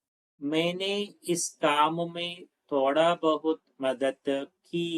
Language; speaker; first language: Hindi; non-native, local second language; Telugu